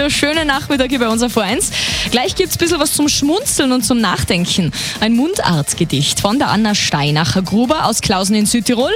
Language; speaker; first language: German; native; German